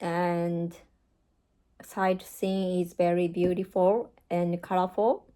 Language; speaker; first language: English; non-native, learner; Japanese